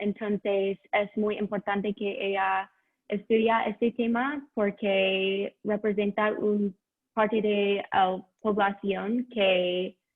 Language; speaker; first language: Spanish; non-native, learner; English